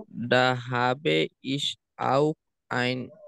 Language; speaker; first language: German; non-native, learner; Bangla